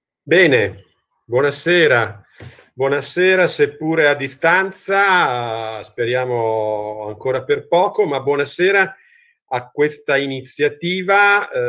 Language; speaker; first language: Italian; native; Italian